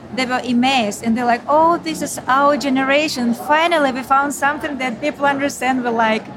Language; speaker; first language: English; non-native, learner; Ukrainian